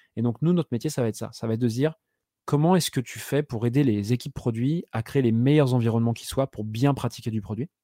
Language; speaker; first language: French; native; French